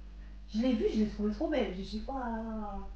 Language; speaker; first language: French; native; French